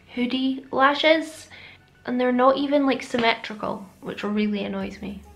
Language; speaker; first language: English; native; English